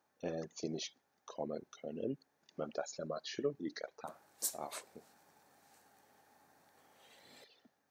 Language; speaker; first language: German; non-native, local second language; Amharic